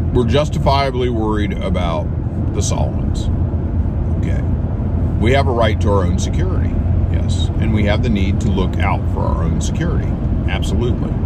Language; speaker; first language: English; native; English